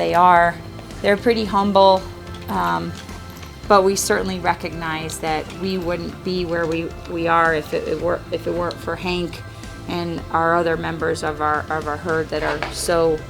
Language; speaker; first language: English; native; English